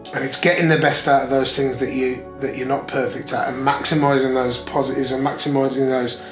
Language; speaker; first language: English; native; English